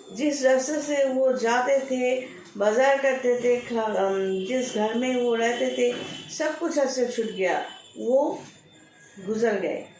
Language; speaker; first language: Hindi; non-native, local second language; Bangla